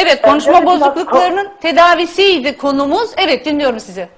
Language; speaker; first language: Turkish; native; Turkish